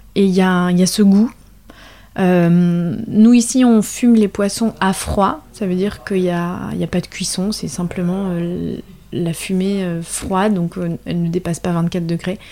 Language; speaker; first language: French; native; French